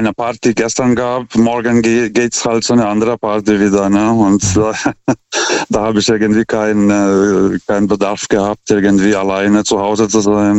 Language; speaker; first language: German; non-native, fluent; Lithuanian